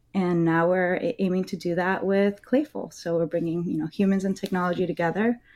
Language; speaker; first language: English; early bilingual, other home language; Spanish